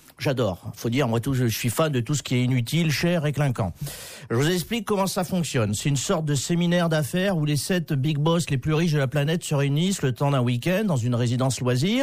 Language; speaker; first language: French; native; French